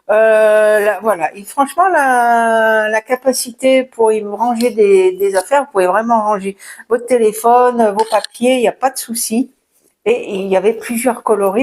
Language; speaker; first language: French; native; French